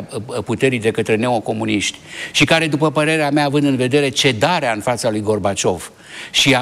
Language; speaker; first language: Romanian; native; Romanian